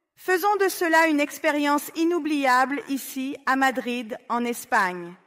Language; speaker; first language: French; non-native, fluent; Spanish